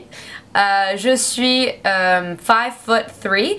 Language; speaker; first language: French; non-native, learner; English